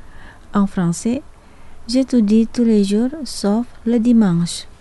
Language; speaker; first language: French; non-native, fluent; Indonesian